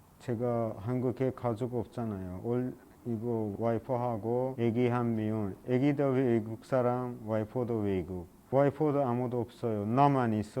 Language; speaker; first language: Korean; non-native, learner; Persian